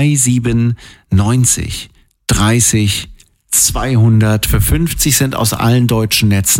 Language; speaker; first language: German; native; German